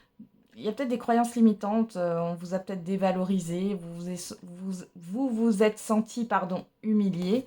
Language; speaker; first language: French; native; French